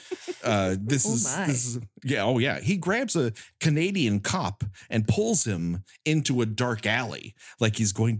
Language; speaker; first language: English; native; English